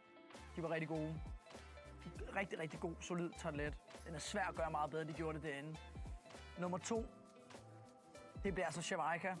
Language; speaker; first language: Danish; native; Danish